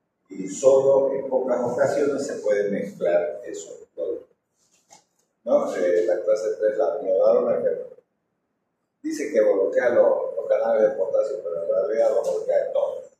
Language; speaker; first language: Spanish; native; Spanish